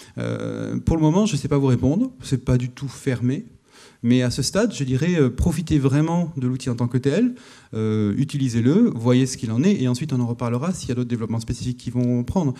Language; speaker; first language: French; native; French